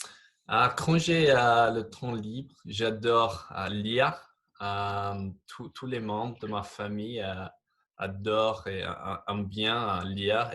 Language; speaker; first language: French; non-native, fluent; English